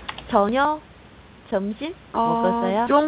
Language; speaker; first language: Korean; non-native, fluent; Chinese